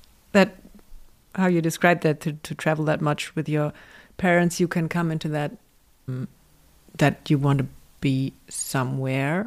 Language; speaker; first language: English; non-native, fluent; German